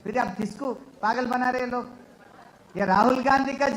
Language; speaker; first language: Hindi; non-native, local second language; Telugu